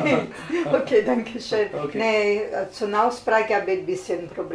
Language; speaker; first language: German; non-native, learner; Italian